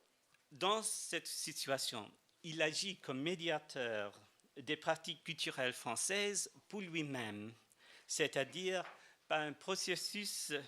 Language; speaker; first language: French; non-native, fluent; English